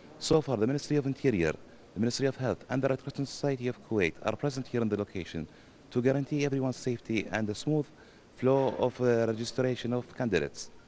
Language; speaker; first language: English; non-native, fluent; Arabic